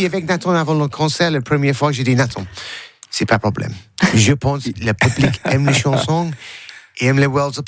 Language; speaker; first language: French; non-native, learner; English